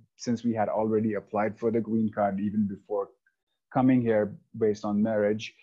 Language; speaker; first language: English; non-native, local second language; Hindi